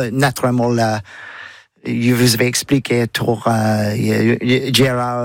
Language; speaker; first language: French; non-native, learner; English